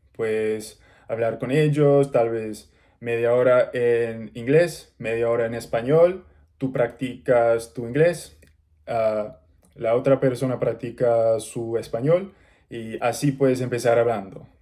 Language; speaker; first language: Spanish; non-native, learner; English